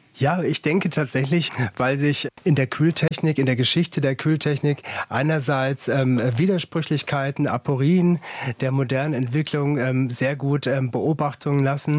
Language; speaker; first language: German; native; German